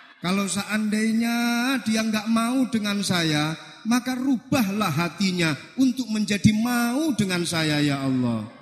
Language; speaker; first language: Indonesian; non-native, local second language; Javanese